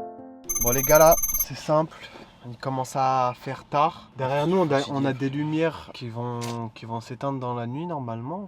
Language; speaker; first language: French; native; French